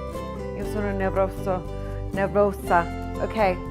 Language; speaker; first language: Italian; non-native, learner; English